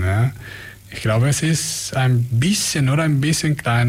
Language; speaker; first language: German; non-native, fluent; Spanish